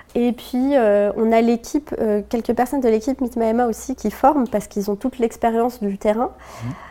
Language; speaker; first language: French; native; French